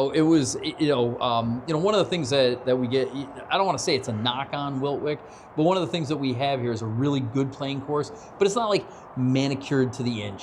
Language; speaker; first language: English; native; English